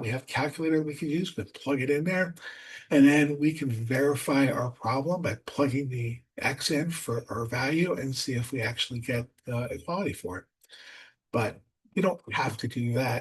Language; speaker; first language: English; native; English